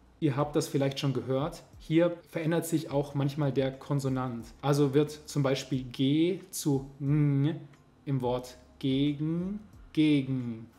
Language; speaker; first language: German; native; German